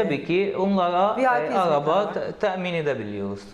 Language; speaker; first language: Turkish; non-native, learner; Arabic